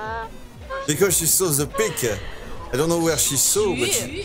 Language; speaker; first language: English; non-native, learner; French